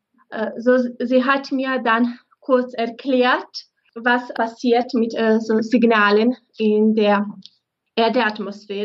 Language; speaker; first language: German; non-native, fluent; Bosnian